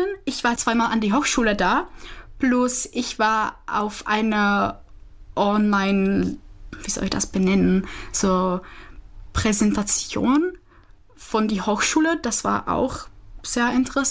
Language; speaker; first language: German; non-native, fluent; Czech